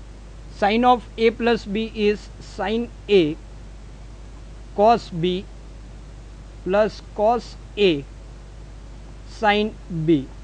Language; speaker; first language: English; non-native, local second language; Gujarati